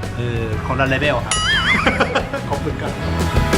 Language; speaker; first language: Thai; non-native, fluent; Japanese